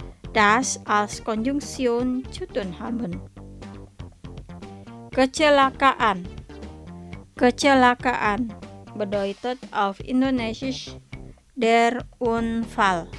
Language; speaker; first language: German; non-native, fluent; Indonesian